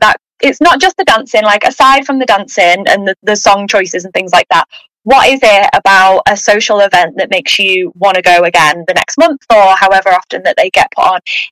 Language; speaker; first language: English; native; English